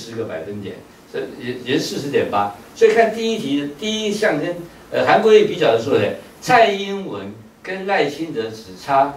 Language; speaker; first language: Chinese; native; Chinese